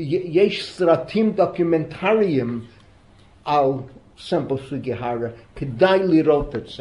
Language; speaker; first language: Hebrew; non-native, fluent; English